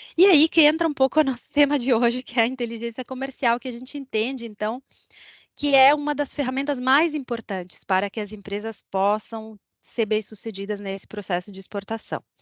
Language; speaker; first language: Portuguese; non-native, fluent; Italian